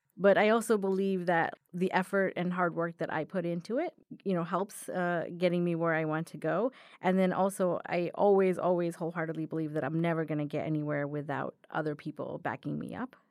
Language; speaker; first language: English; early bilingual, other home language; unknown